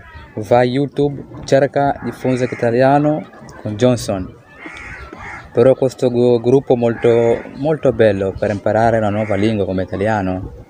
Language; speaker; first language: Italian; non-native, learner; Swahili